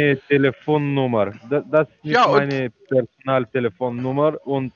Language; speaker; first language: German; non-native, learner; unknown